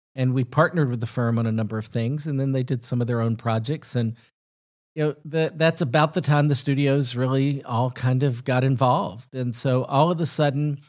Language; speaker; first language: English; native; English